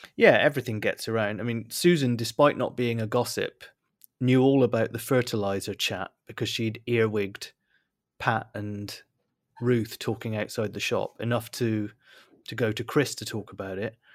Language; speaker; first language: English; native; English